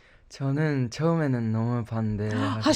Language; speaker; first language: Korean; non-native, fluent; Japanese